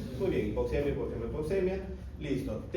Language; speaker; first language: Spanish; native; Spanish